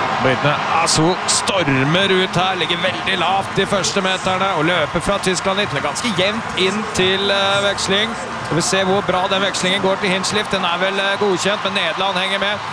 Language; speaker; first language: Norwegian; native; Norwegian